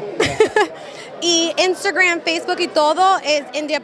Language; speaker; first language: Spanish; early bilingual, heritage; Spanish